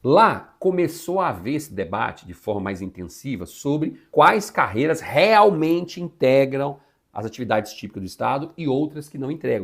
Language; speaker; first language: Portuguese; native; Portuguese